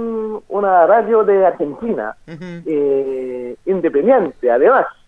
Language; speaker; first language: Spanish; non-native, fluent; French